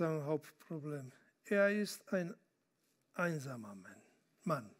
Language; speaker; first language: German; non-native, fluent; Spanish